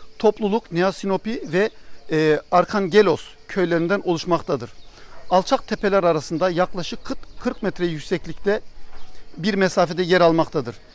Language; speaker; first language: Turkish; native; Turkish